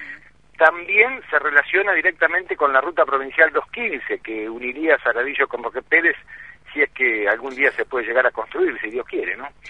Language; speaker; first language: Spanish; native; Spanish